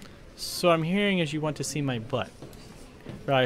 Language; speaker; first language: English; native; English